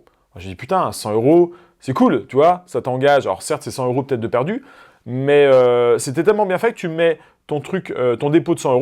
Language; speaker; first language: French; native; French